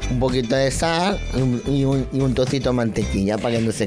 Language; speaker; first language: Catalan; non-native, local second language; Spanish